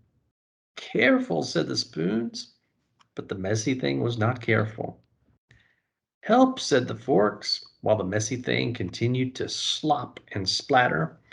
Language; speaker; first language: English; native; English